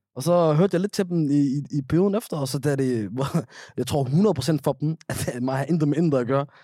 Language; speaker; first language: Danish; early bilingual, other home language; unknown